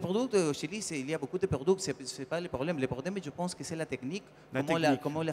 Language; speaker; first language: French; non-native, learner; Spanish